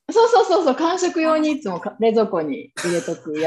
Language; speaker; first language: Japanese; native; Japanese